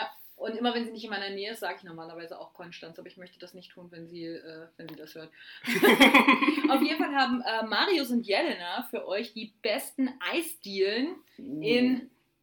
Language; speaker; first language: German; native; German